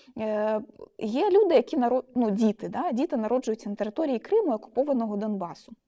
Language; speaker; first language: Ukrainian; non-native, local second language; Russian